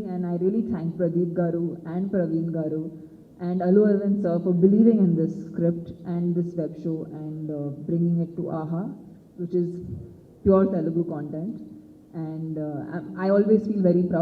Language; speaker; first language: Telugu; non-native, local second language; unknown